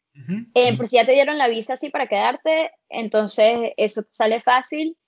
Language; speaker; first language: Spanish; early bilingual, heritage; Spanish